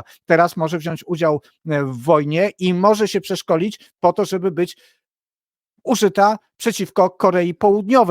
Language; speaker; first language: Polish; native; Polish